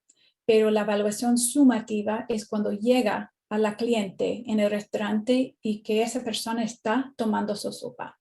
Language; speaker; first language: Spanish; non-native, fluent; English